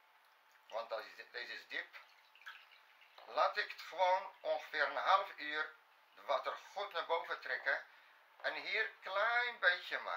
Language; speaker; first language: Dutch; non-native, fluent; Arabic